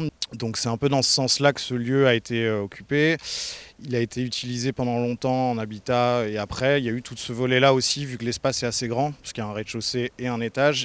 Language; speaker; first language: French; native; French